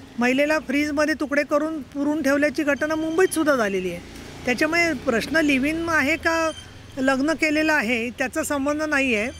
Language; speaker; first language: Marathi; native; Marathi